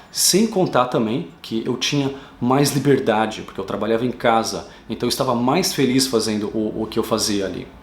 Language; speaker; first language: Portuguese; native; Portuguese